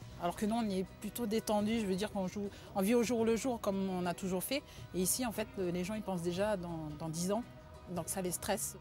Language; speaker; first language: French; non-native, local second language; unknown